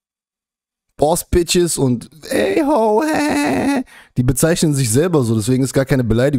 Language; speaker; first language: German; native; German